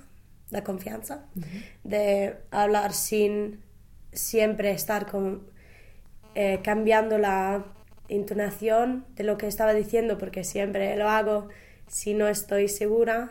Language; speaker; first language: Spanish; non-native, fluent; English